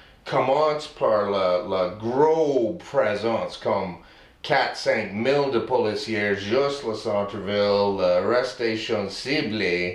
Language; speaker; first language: French; non-native, learner; English